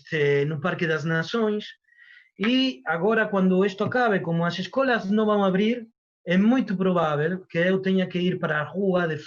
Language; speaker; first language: Portuguese; non-native, fluent; Spanish